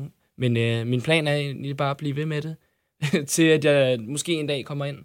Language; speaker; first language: Danish; native; Danish